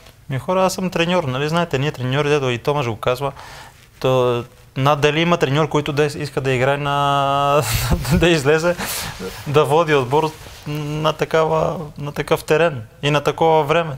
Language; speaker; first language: Bulgarian; non-native, fluent; Greek